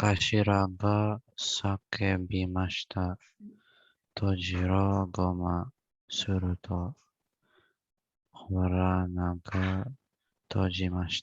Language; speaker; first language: Japanese; non-native, learner; Indonesian